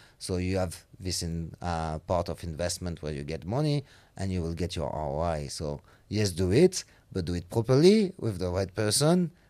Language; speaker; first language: English; non-native, fluent; French